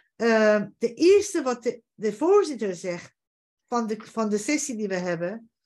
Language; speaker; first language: Dutch; non-native, fluent; Persian